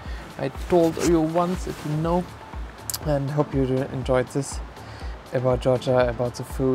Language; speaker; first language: English; non-native, fluent; German